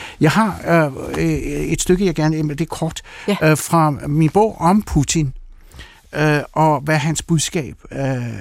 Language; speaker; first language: Danish; early bilingual, other home language; Russian